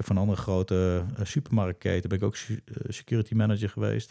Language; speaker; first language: Dutch; native; Dutch